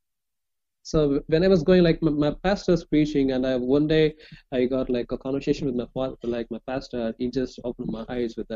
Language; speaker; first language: English; non-native, local second language; Tamil